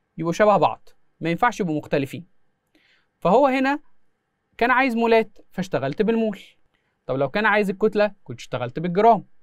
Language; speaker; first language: Arabic; native; Arabic